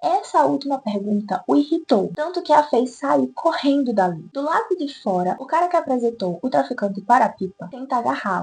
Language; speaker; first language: Portuguese; native; Portuguese